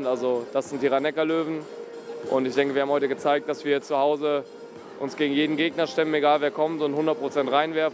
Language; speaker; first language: German; native; German